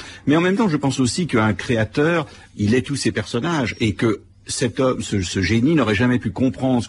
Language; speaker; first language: French; native; French